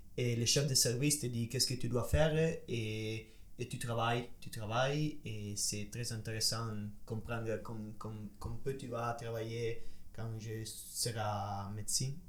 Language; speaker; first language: French; non-native, learner; Italian